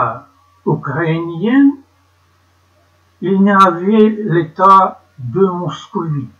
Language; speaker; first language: French; non-native, learner; Ukrainian